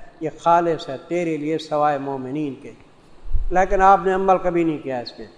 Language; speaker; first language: Urdu; non-native, local second language; Punjabi